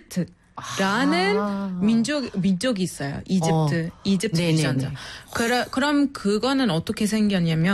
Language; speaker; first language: Korean; non-native, fluent; Arabic